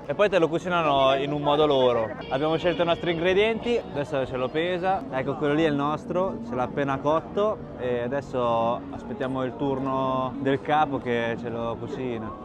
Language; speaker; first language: Italian; early bilingual, other home language; Chinese